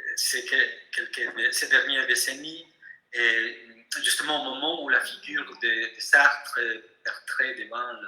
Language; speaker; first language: French; non-native, fluent; Spanish